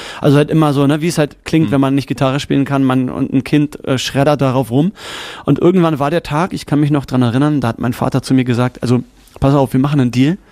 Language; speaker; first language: German; native; German